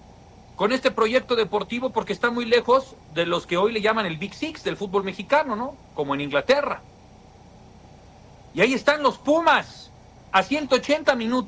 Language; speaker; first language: Spanish; native; Spanish